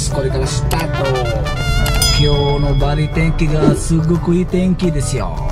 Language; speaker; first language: Japanese; non-native, fluent; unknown